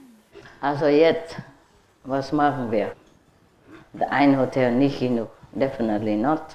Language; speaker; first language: German; non-native, learner; Vietnamese